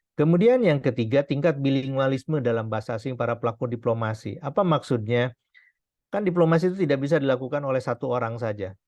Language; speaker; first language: Indonesian; native; Indonesian